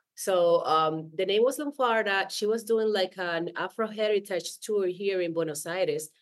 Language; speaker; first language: English; non-native, fluent; Spanish